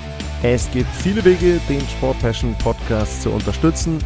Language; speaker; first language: German; native; German